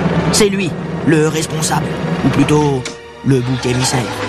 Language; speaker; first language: French; native; French